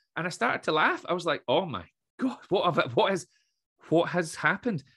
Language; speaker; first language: English; native; English